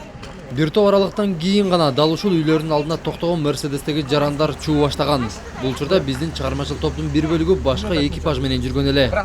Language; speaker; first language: Kyrgyz; native; Kyrgyz